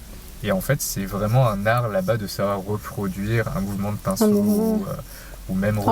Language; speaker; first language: French; native; French